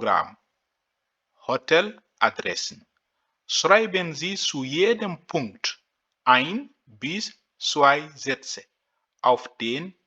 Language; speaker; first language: German; non-native, fluent; French